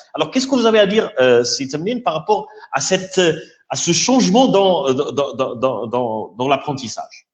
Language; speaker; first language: French; non-native, local second language; Arabic